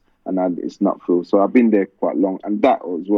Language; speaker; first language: English; early bilingual, other home language; French